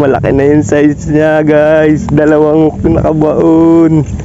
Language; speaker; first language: Filipino; native; Filipino